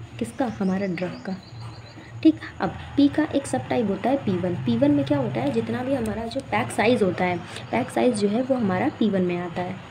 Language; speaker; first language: Hindi; native; Hindi